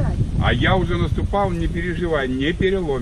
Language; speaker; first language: Russian; native; Russian